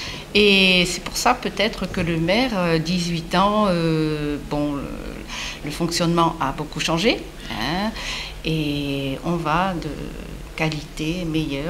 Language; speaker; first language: French; native; French